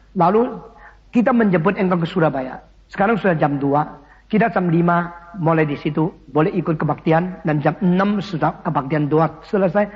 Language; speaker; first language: Indonesian; early bilingual, other home language; Min Nan Chinese